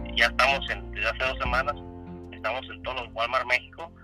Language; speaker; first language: Spanish; native; Spanish